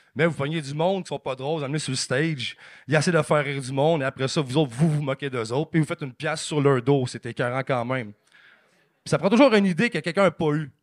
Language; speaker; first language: French; native; French